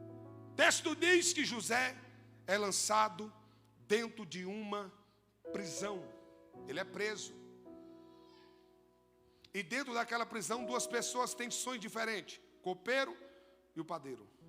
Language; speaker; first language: Portuguese; native; Portuguese